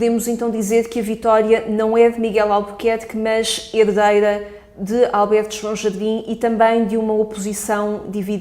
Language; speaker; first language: Portuguese; native; Portuguese